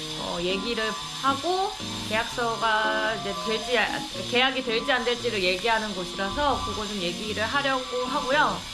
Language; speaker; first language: Korean; native; Korean